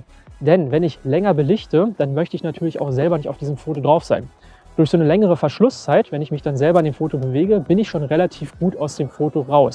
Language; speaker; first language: German; native; German